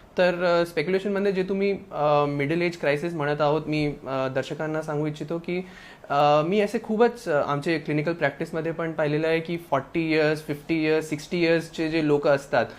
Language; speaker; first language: Marathi; non-native, local second language; Sindhi